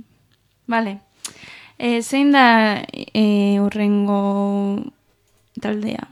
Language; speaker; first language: Basque; non-native, local second language; Spanish